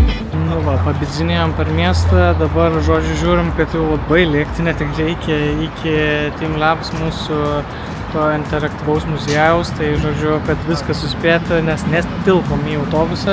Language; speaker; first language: Lithuanian; native; Lithuanian